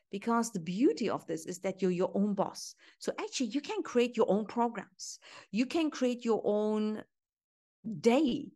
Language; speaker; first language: English; non-native, fluent; Turkish